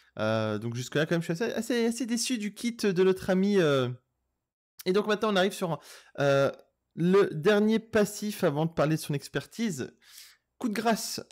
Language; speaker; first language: French; native; French